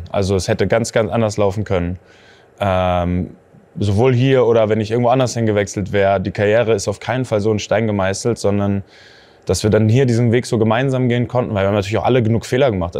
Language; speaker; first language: German; native; German